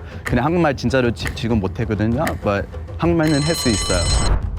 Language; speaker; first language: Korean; early bilingual, heritage; Korean